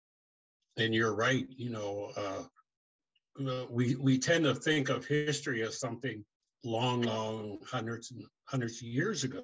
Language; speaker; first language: English; native; English